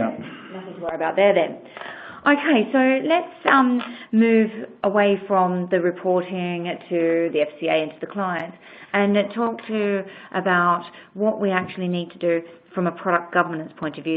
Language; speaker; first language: English; native; English